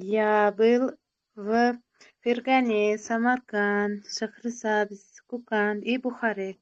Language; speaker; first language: Russian; non-native, learner; Uzbek